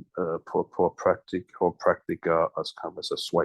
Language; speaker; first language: Portuguese; non-native, learner; English